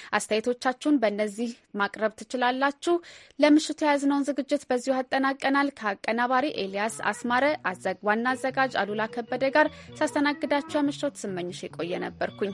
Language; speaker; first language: Amharic; native; Amharic